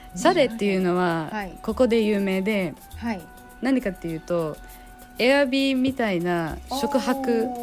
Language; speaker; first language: Japanese; non-native, fluent; Arabic